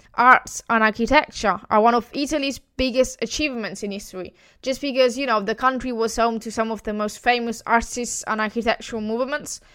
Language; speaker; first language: English; non-native, fluent; Italian